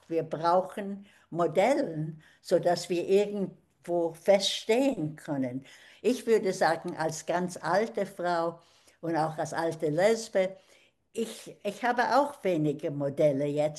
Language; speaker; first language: German; early bilingual, heritage; German